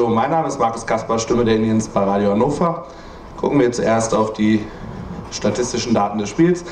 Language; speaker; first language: German; native; German